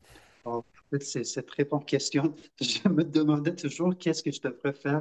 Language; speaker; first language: French; non-native, fluent; Persian